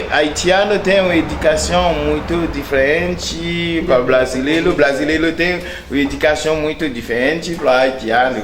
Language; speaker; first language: Portuguese; non-native, learner; Haitian Creole